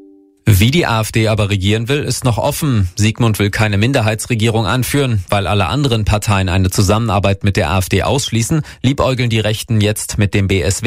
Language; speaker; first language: German; native; German